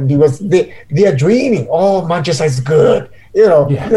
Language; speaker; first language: English; non-native, learner; Japanese